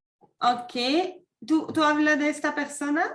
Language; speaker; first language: Spanish; non-native, fluent; French